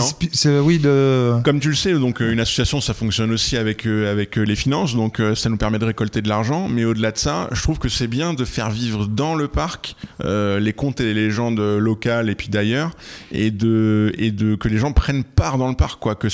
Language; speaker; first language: French; native; French